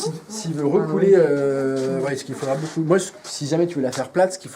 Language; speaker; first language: French; native; French